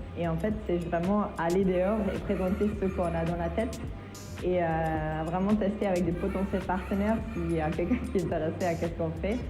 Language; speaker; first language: French; non-native, fluent; German